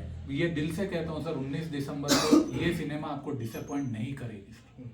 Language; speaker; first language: Hindi; native; Hindi